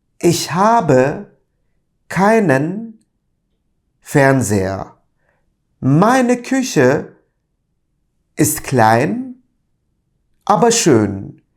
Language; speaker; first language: German; non-native, fluent; Turkish